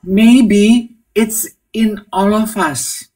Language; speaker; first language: English; non-native, fluent; Indonesian